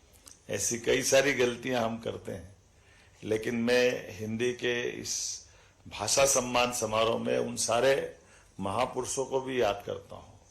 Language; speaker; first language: Hindi; native; Hindi